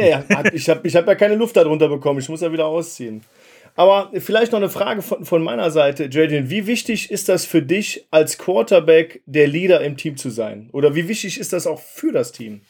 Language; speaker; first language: German; native; German